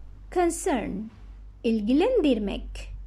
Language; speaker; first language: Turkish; non-native, learner; Bangla